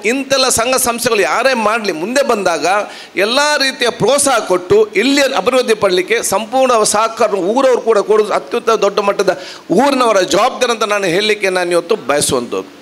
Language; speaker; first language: Kannada; non-native, local second language; Badaga